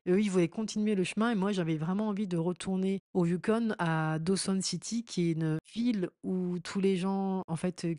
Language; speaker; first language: French; native; French